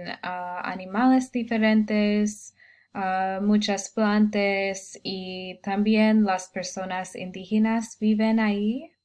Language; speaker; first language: Spanish; non-native, learner; English